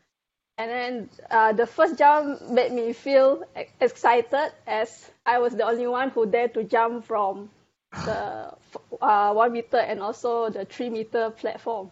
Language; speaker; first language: English; non-native, local second language; Malay